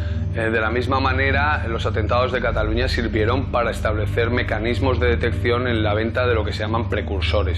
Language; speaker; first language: Spanish; native; Spanish